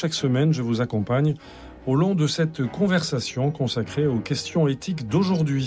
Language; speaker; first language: French; native; French